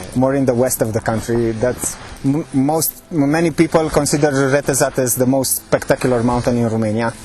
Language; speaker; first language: English; non-native, fluent; Romanian